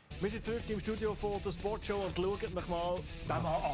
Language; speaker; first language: German; native; German